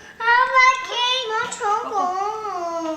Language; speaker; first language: Korean; early bilingual, heritage; Korean